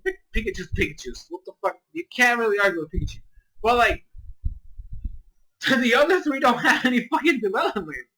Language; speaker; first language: English; native; English